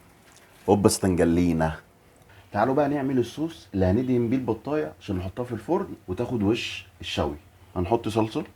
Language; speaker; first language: Arabic; native; Arabic